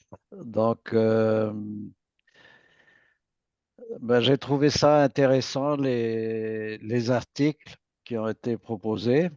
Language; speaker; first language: French; native; French